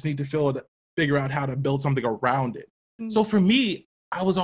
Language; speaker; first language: English; native; English